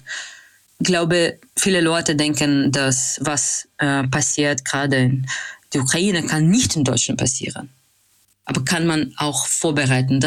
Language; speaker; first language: German; non-native, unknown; Russian